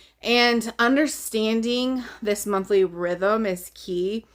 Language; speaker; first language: English; native; English